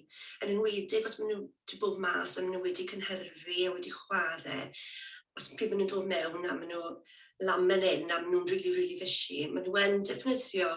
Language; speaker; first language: Welsh; native; Welsh